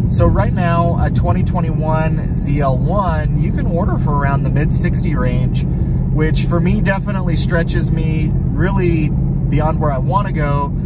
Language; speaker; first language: English; native; English